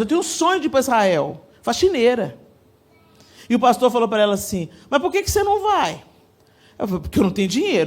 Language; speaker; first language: Portuguese; native; Portuguese